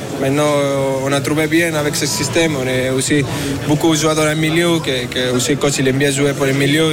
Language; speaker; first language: French; non-native, learner; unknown